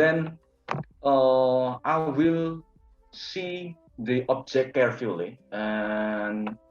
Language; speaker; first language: English; non-native, learner; Indonesian